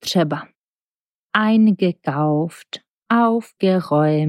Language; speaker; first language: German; non-native, fluent; Czech